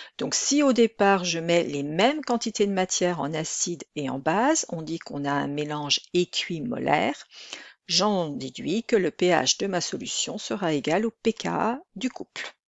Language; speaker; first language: French; native; French